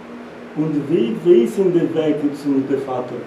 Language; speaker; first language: German; non-native, learner; Portuguese